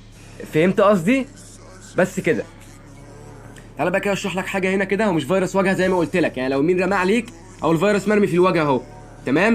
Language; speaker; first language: Arabic; native; Arabic